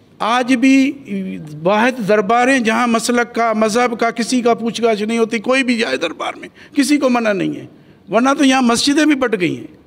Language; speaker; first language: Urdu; non-native, local second language; Sindhi